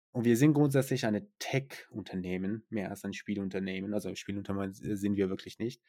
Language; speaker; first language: German; non-native, fluent; Persian